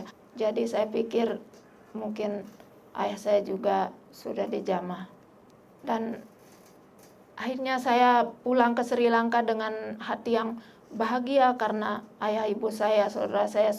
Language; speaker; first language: Indonesian; non-native, local second language; Sasak